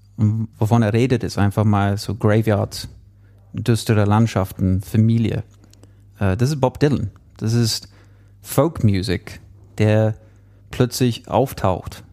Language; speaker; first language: German; non-native, fluent; English